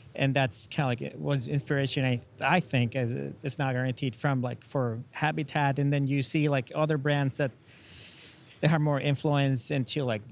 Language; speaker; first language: English; non-native, fluent; Spanish